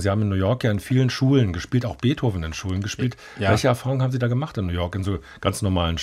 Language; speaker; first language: German; native; German